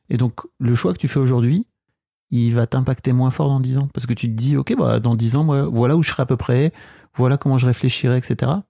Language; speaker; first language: French; native; French